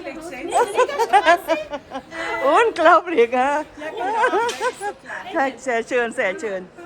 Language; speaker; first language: German; non-native, learner; Thai